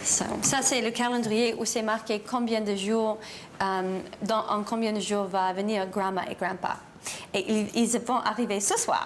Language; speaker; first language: French; non-native, learner; English